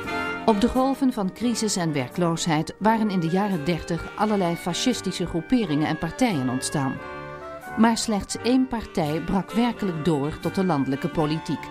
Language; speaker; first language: Dutch; native; Dutch